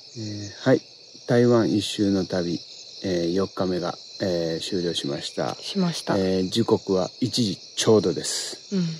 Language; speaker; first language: Japanese; native; Japanese